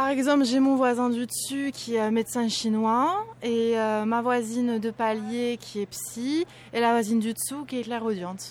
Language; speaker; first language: French; native; French